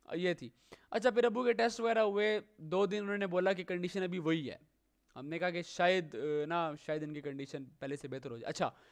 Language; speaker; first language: Urdu; native; Urdu